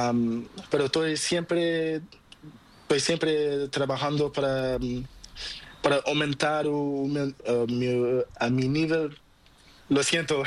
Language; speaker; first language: Spanish; non-native, learner; Portuguese